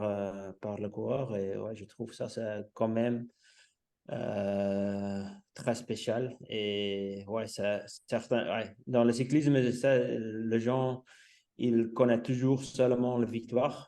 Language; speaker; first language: French; non-native, local second language; Dutch